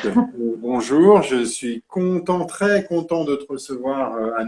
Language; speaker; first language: French; native; French